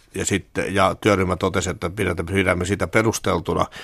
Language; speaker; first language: Finnish; native; Finnish